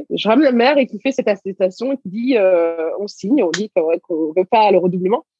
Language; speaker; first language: French; early bilingual, other home language; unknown